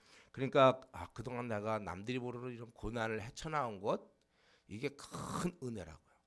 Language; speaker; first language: Korean; native; Korean